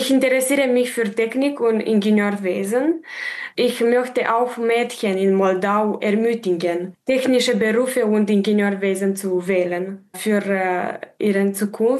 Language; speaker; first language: German; non-native, learner; Romanian